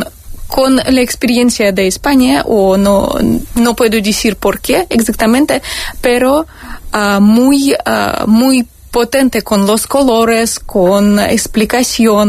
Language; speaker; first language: Spanish; non-native, fluent; Russian